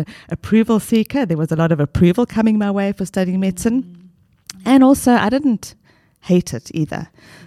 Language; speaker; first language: English; native; English